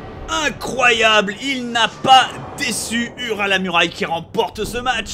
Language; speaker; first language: French; native; French